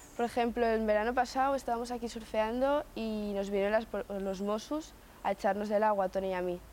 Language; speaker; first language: Spanish; native; Spanish